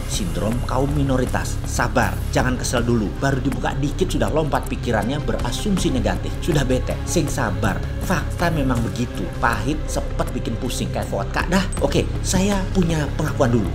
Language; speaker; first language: Indonesian; non-native, local second language; Javanese